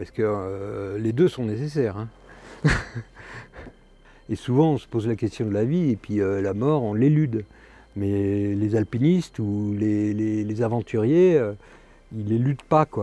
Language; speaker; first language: French; native; French